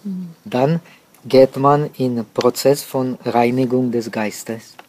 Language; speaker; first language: German; non-native, fluent; Czech